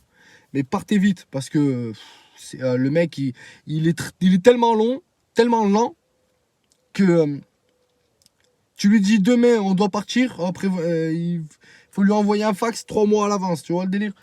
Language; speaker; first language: French; native; French